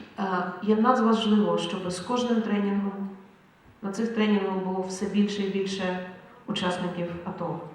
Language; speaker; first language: Ukrainian; native; Ukrainian